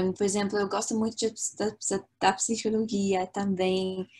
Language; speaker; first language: Portuguese; non-native, fluent; English